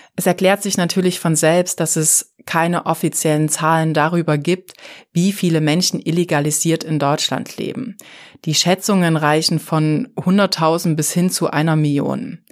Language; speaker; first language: German; native; German